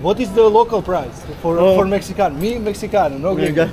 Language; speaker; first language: English; non-native, learner; Serbian